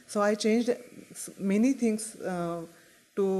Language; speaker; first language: English; non-native, local second language; Marathi